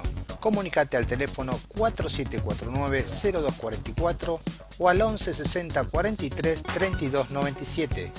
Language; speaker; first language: Spanish; native; Spanish